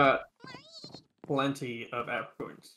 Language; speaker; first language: English; native; English